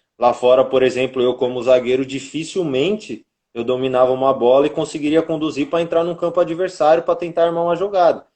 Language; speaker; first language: Portuguese; native; Portuguese